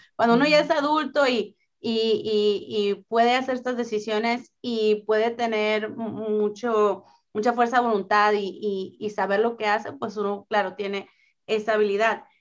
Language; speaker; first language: Spanish; native; Spanish